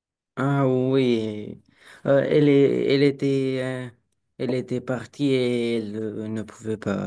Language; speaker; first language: French; non-native, learner; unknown